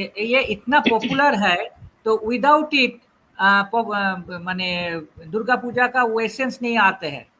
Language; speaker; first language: Hindi; non-native, local second language; Bangla